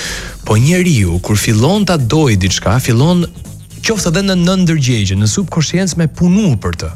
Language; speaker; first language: Albanian; native; Albanian